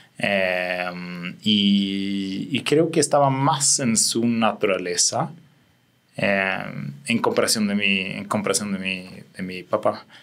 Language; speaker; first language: Spanish; non-native, fluent; Swedish